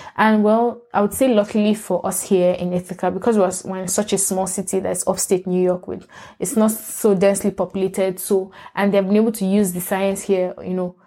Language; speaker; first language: English; non-native, local second language; Yoruba